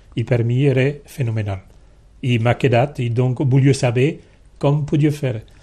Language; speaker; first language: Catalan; non-native, local second language; French